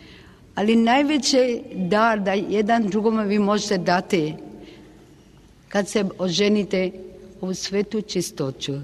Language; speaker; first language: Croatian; non-native, local second language; Albanian